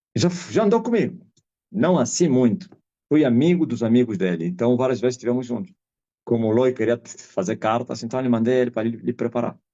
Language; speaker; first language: Portuguese; non-native, local second language; Kongo